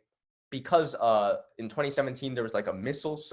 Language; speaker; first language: English; native; English